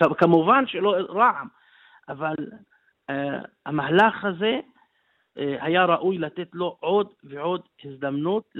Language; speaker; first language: Hebrew; non-native, local second language; Arabic